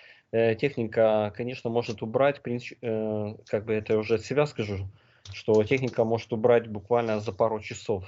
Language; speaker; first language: Russian; native; Russian